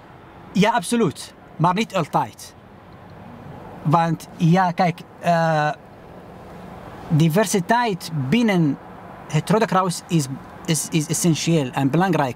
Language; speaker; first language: Dutch; non-native, fluent; Arabic